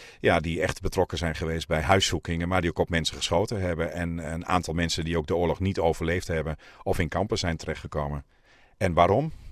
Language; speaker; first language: Dutch; native; Dutch